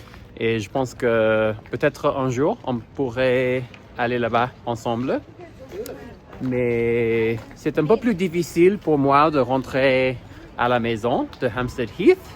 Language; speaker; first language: French; non-native, fluent; English